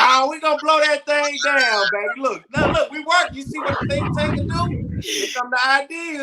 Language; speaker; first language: English; native; English